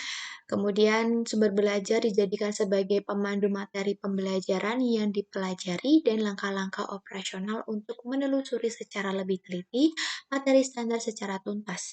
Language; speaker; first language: Indonesian; native; Indonesian